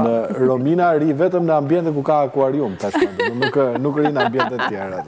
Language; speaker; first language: Albanian; native; Albanian